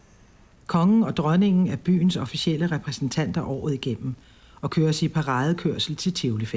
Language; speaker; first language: Danish; native; Danish